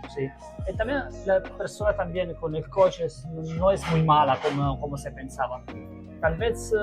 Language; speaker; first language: Spanish; non-native, learner; Italian